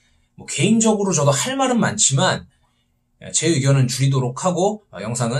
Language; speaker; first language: Korean; native; Korean